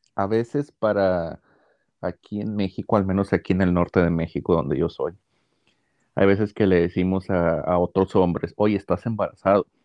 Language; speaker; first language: Spanish; native; Spanish